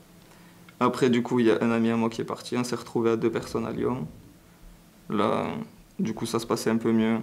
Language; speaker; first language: French; non-native, local second language; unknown